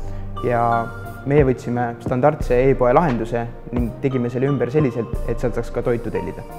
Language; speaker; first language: Estonian; native; Estonian